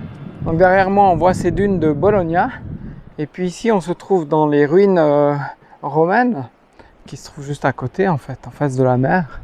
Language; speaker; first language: French; native; French